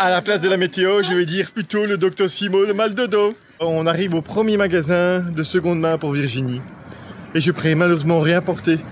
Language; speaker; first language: French; native; French